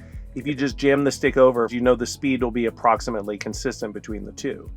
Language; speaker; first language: English; native; English